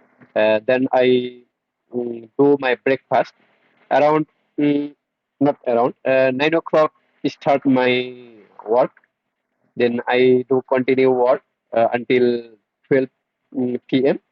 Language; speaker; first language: English; non-native, learner; Bangla